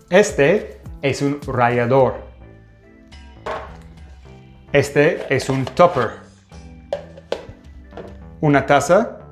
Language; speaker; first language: Spanish; non-native, fluent; English